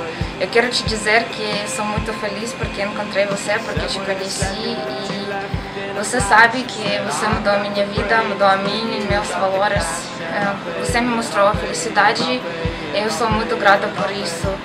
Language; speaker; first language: Portuguese; non-native, learner; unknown